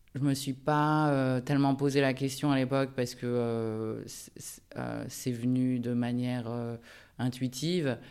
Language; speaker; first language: French; early bilingual, other home language; Japanese